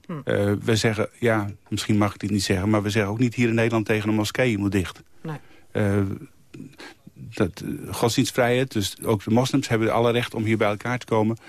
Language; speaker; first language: Dutch; native; Dutch